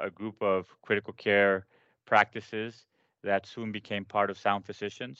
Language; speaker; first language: English; non-native, fluent; Spanish